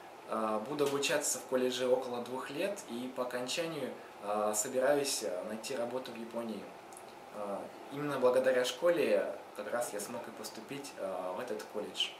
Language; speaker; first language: Russian; native; Russian